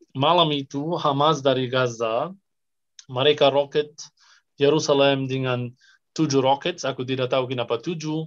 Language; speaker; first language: Indonesian; non-native, fluent; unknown